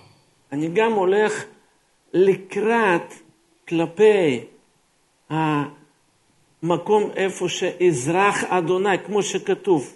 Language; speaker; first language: Hebrew; non-native, fluent; Russian